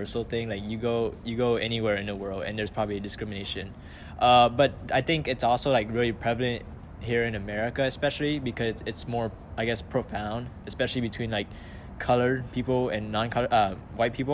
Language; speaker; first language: English; early bilingual, other home language; Vietnamese